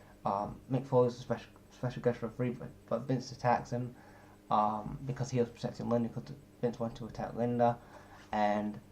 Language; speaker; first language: English; native; English